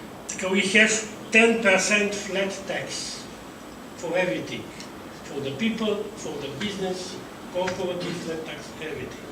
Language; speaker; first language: English; non-native, fluent; Bulgarian